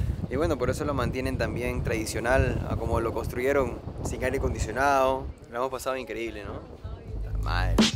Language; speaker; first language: Spanish; early bilingual, heritage; Spanish